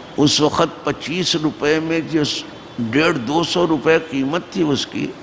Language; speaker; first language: Urdu; native; Urdu